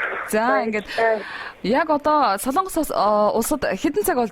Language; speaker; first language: Mongolian; native; Mongolian